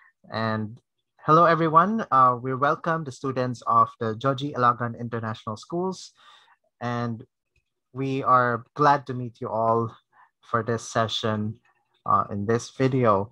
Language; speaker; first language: English; non-native, local second language; Cebuano